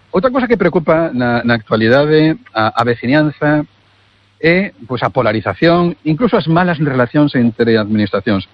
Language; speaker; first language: Galician; non-native, local second language; Spanish